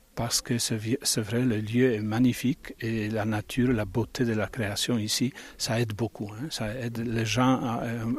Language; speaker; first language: French; non-native, fluent; Italian